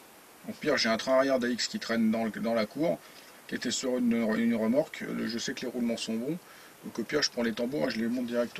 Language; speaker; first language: French; native; French